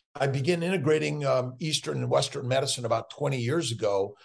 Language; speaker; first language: English; native; English